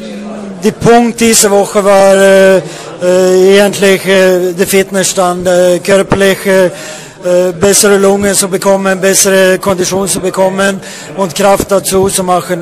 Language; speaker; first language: German; non-native, fluent; Swedish